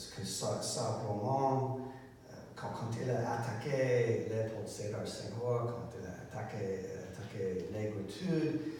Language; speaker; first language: French; non-native, learner; English